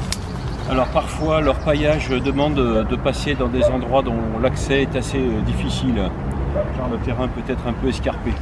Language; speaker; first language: French; native; French